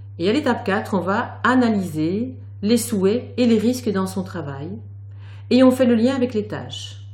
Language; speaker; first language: French; native; French